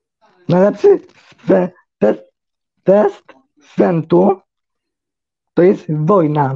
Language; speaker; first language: Polish; early bilingual, heritage; Polish